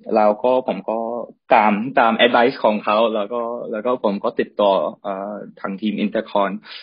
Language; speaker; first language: Thai; early bilingual, heritage; Thai